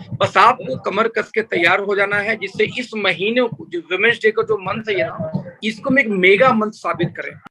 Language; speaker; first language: Hindi; native; Hindi